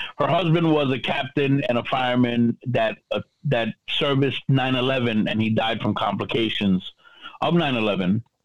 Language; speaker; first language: English; early bilingual, other home language; Spanish